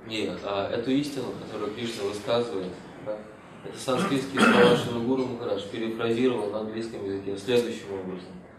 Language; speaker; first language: Russian; native; Russian